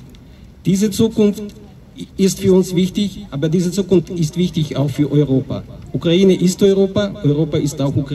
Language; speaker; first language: German; non-native, fluent; Ukrainian